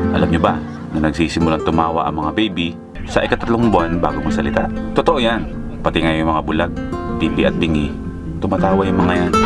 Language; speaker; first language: Filipino; native; Filipino